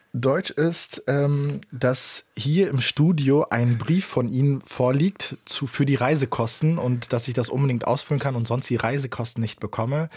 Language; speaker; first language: German; early bilingual, other home language; Turkish